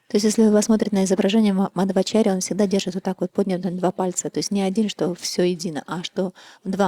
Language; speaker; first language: Russian; native; Russian